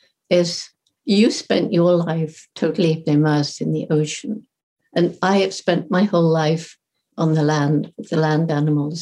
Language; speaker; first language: English; native; English